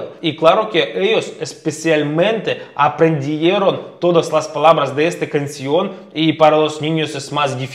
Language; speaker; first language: Spanish; non-native, fluent; Russian